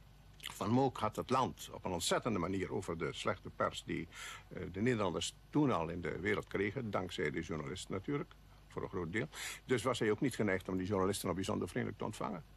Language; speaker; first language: Dutch; native; Dutch